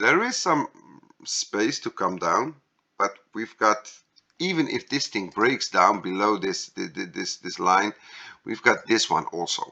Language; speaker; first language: English; non-native, fluent; Dutch